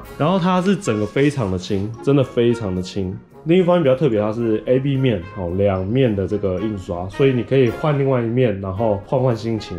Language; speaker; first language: Chinese; native; Chinese